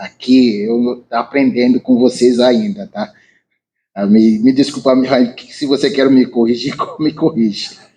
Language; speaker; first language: Portuguese; non-native, learner; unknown